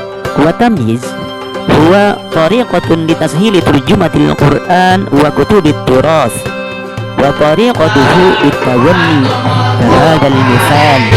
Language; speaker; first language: Arabic; non-native, learner; Indonesian